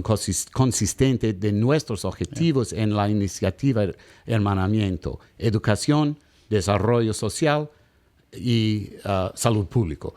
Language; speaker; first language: Spanish; non-native, learner; English